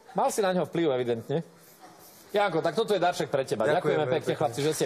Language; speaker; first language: Slovak; native; Slovak